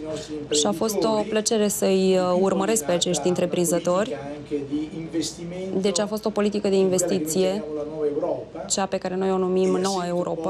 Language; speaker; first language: Romanian; non-native, fluent; Italian